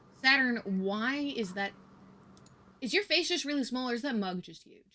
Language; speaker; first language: English; native; English